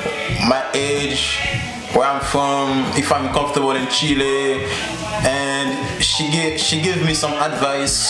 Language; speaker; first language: English; non-native, learner; Haitian Creole